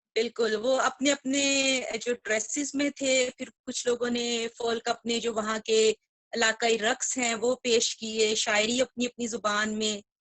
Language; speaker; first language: Urdu; non-native, local second language; Punjabi